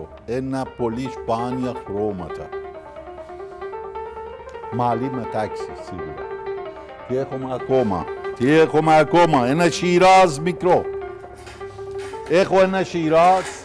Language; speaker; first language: Greek; non-native, fluent; Persian